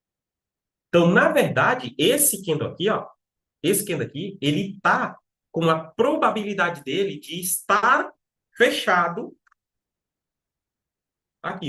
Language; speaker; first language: Portuguese; native; Portuguese